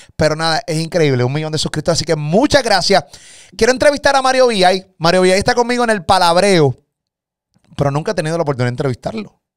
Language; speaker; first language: Spanish; native; Spanish